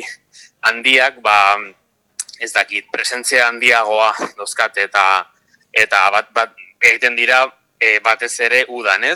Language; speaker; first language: Basque; non-native, local second language; Spanish